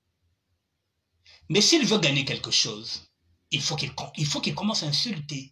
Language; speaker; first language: French; non-native, local second language; Lingala